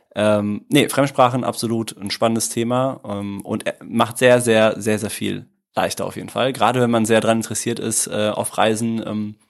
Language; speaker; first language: German; early bilingual, other home language; Italian